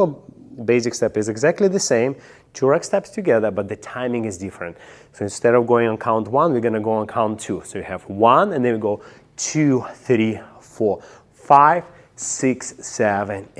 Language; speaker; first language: English; non-native, fluent; Russian